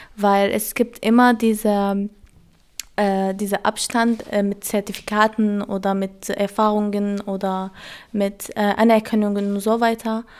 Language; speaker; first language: German; non-native, learner; Arabic